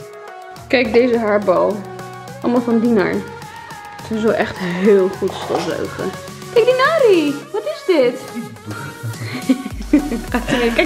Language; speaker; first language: Dutch; native; Dutch